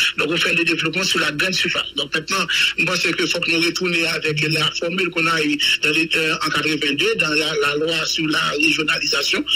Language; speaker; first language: French; non-native, local second language; Haitian Creole